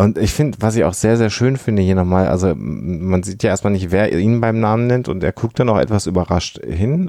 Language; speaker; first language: German; native; German